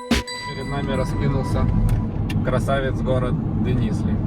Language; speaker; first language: Russian; native; Russian